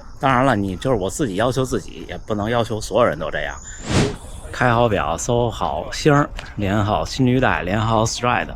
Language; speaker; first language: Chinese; native; Chinese